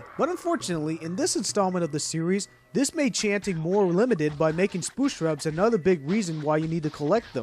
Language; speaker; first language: English; non-native, fluent; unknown